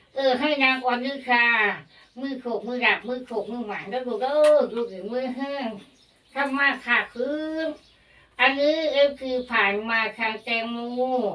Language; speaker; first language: Thai; native; Thai